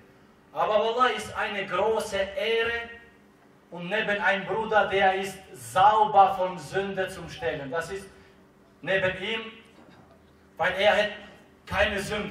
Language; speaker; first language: German; non-native, learner; Albanian